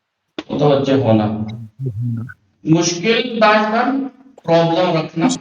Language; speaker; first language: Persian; non-native, fluent; Urdu